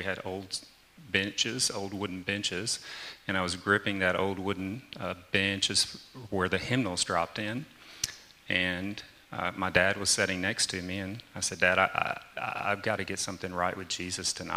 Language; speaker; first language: English; native; English